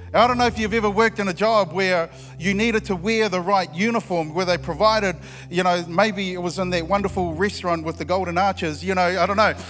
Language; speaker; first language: English; native; English